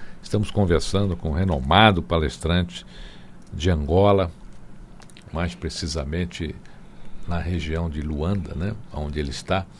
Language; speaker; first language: Portuguese; native; Portuguese